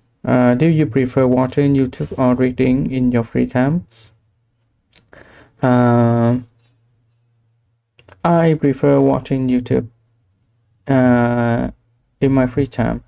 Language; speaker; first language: English; non-native, learner; Vietnamese